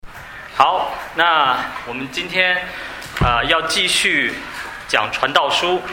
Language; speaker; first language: Chinese; native; Chinese